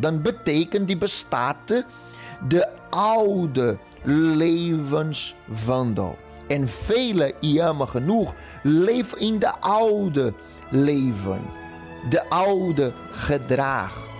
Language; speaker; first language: Dutch; non-native, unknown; Portuguese